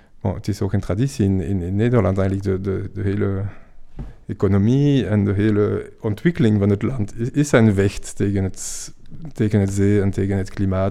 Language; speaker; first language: Dutch; non-native, fluent; French